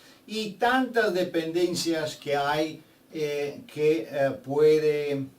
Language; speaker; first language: Spanish; non-native, fluent; Bulgarian